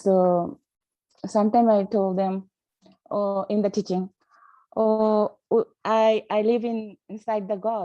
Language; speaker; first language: English; non-native, learner; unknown